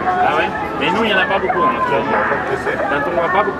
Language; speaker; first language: French; native; French